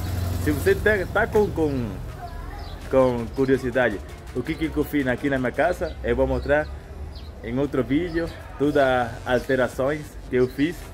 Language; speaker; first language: Portuguese; non-native, fluent; Spanish